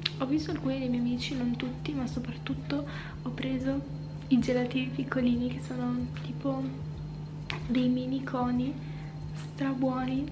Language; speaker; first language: Italian; native; Italian